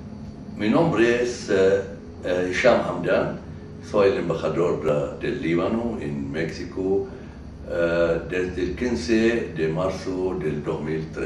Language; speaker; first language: Spanish; non-native, fluent; Arabic